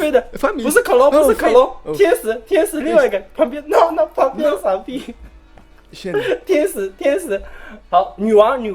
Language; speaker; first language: Chinese; early bilingual, heritage; Chinese